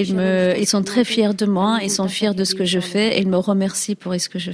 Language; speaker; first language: French; non-native, fluent; Kurdish